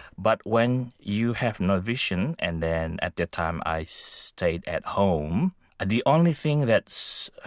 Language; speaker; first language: English; non-native, fluent; Indonesian